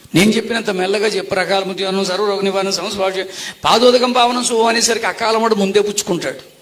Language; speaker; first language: Telugu; non-native, local second language; Tamil